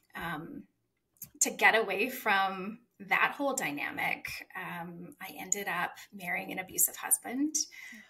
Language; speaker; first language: English; native; English